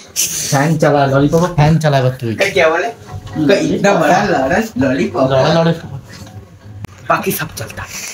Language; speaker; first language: Hindi; non-native, local second language; Bangla